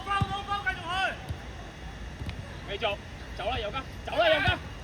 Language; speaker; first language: Cantonese; native; Cantonese